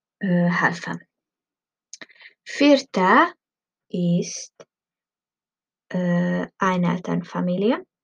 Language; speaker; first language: German; non-native, learner; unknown